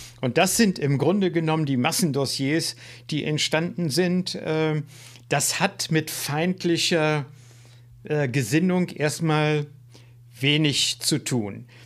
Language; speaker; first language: German; native; German